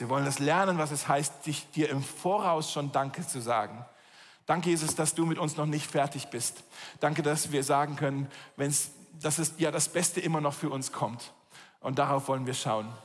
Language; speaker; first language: German; native; German